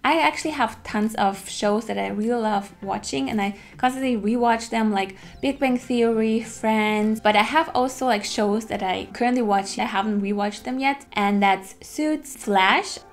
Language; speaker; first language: English; non-native, fluent; German